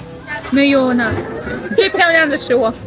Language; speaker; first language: Chinese; non-native, learner; Russian